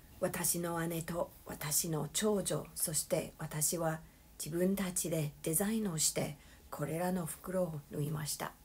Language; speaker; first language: Japanese; non-native, fluent; English